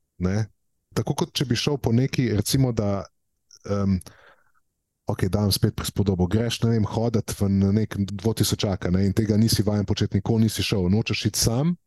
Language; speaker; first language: Slovenian; native; Slovenian